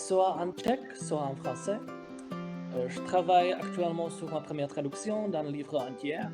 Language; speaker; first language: French; non-native, fluent; Czech